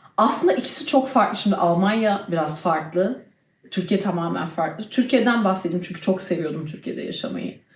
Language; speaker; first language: Turkish; early bilingual, heritage; Turkish